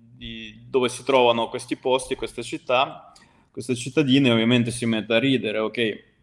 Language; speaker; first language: Italian; non-native, fluent; Ukrainian